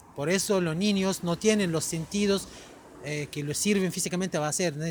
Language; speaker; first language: Spanish; non-native, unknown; Arabic